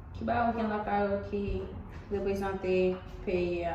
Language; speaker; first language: Haitian Creole; early bilingual, heritage; Haitian Creole